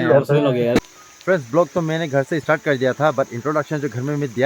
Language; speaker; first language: Hindi; non-native, local second language; Assamese